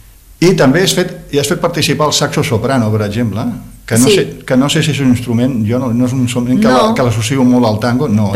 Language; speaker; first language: Catalan; native; Catalan